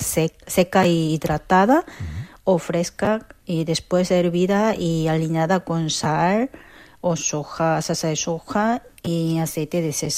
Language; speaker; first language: Spanish; non-native, fluent; Korean